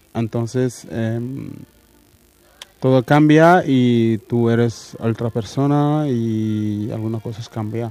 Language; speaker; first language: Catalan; early bilingual, other home language; Wolof